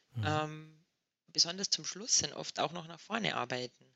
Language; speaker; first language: German; native; German